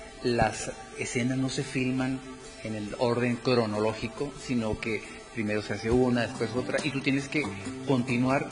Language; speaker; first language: Spanish; native; Spanish